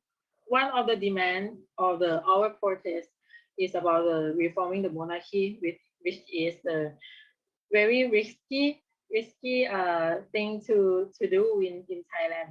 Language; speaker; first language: English; non-native, learner; Thai